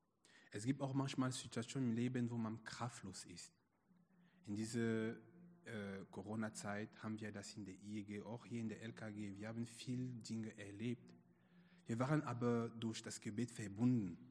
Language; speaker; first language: German; non-native, fluent; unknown